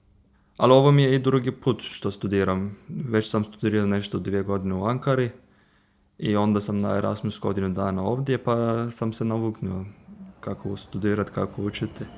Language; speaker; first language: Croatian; non-native, fluent; Turkish